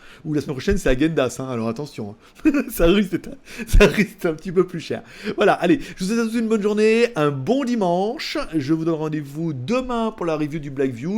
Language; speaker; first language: French; native; French